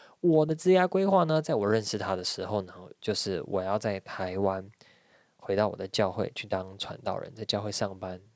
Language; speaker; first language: Chinese; native; Chinese